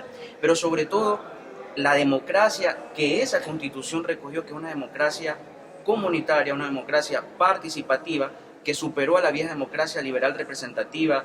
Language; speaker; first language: Spanish; native; Spanish